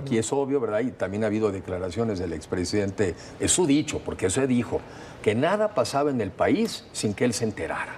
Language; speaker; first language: Spanish; native; Spanish